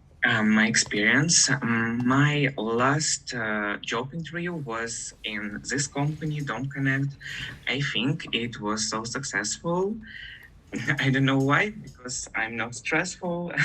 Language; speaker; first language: English; non-native, learner; Russian